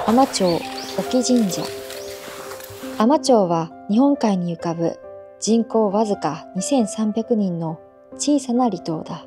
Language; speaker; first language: Japanese; native; Japanese